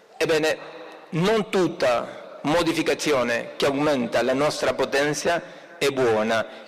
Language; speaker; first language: Italian; non-native, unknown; Spanish